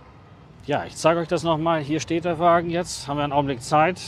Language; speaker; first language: German; native; German